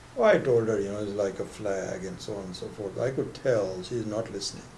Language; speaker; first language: English; non-native, local second language; Hindi